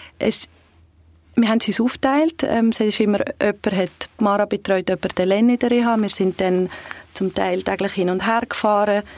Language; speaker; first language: German; early bilingual, other home language; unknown